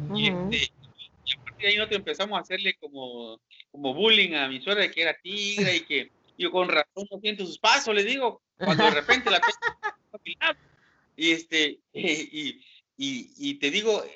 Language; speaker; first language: Spanish; native; Spanish